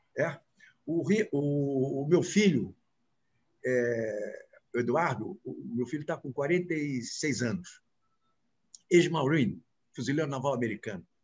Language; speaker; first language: Portuguese; native; Portuguese